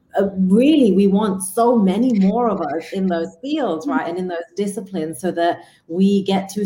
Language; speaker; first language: English; native; English